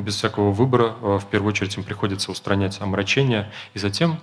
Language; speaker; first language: Russian; native; Russian